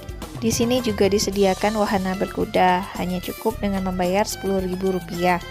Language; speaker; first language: Indonesian; native; Indonesian